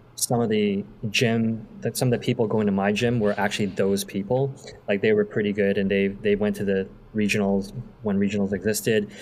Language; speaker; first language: English; native; English